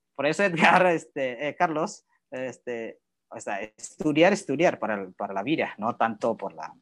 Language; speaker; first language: Spanish; non-native, fluent; Indonesian